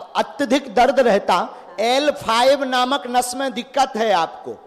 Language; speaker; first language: Hindi; native; Hindi